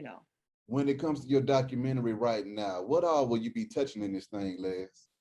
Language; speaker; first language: English; native; English